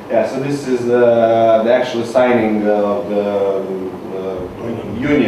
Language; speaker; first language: English; non-native, learner; Romanian